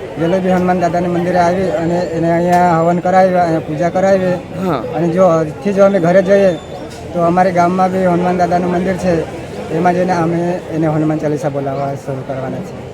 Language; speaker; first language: Gujarati; non-native, local second language; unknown